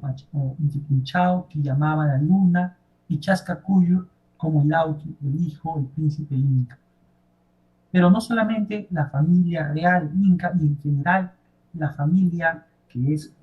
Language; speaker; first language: Spanish; native; Spanish